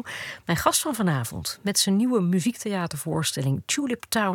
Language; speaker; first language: Dutch; native; Dutch